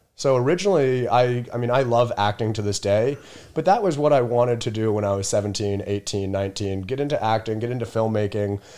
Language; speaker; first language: English; native; English